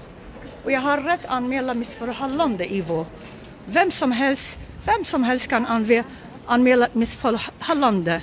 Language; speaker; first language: Swedish; non-native, local second language; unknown